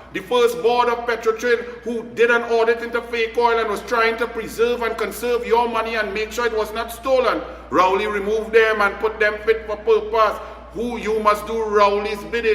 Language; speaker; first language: English; native; English